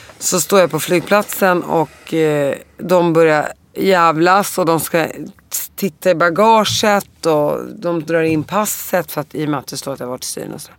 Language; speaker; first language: Swedish; early bilingual, other home language; Arabic